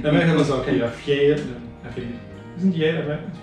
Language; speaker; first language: English; non-native, fluent; German